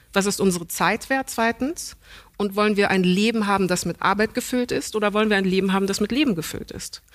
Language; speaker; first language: German; early bilingual, other home language; English